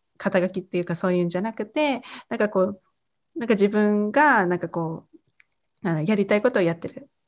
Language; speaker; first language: Japanese; native; Japanese